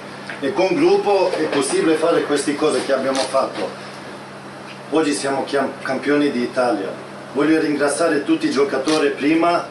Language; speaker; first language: Italian; non-native, fluent; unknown